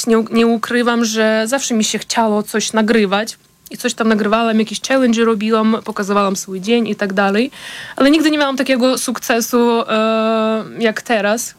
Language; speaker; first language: Polish; non-native, fluent; Ukrainian